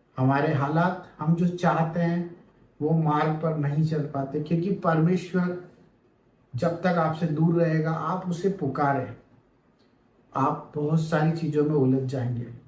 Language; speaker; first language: Hindi; native; Hindi